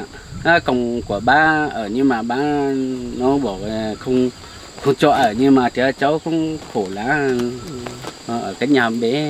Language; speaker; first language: Vietnamese; non-native, local second language; Hmong